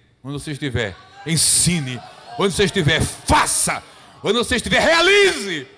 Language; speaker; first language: Portuguese; native; Portuguese